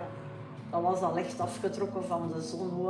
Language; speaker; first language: Dutch; native; Dutch